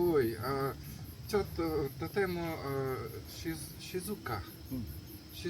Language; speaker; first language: Japanese; non-native, learner; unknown